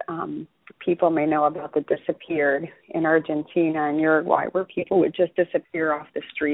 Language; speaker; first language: English; early bilingual, other home language; Spanish